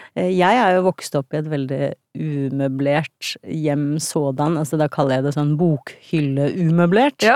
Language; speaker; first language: Norwegian; early bilingual, other home language; Turkish